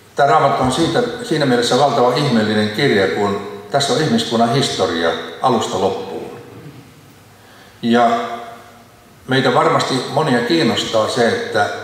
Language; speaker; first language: Finnish; native; Finnish